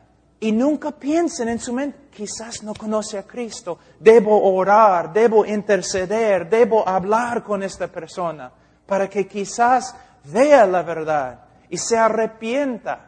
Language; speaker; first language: Spanish; non-native, fluent; English